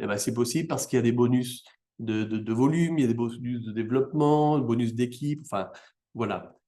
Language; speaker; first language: French; native; French